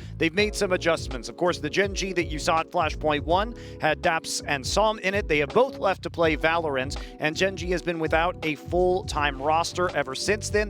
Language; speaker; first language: English; native; English